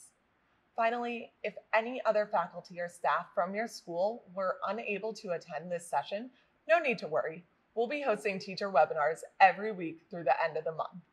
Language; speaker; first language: English; native; English